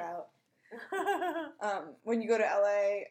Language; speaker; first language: English; native; English